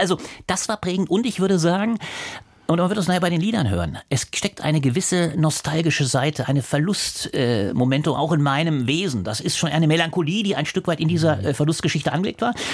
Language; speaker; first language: German; native; German